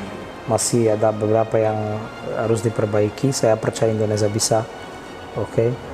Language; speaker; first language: Indonesian; non-native, fluent; Portuguese